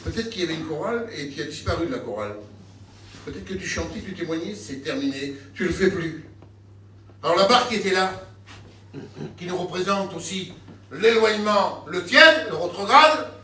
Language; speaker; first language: French; native; French